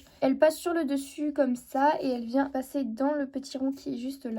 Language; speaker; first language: French; native; French